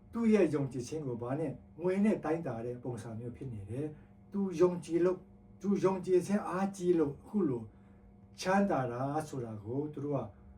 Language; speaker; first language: Burmese; non-native, local second language; Tedim Chin